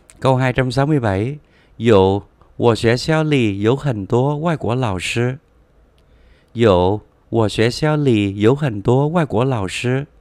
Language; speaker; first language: Chinese; non-native, fluent; Vietnamese